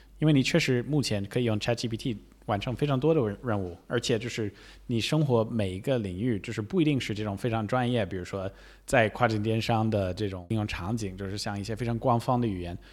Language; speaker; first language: Chinese; non-native, fluent; English